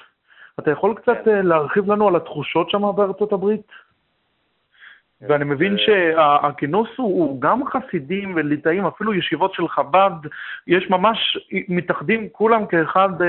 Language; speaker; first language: Hebrew; native; Hebrew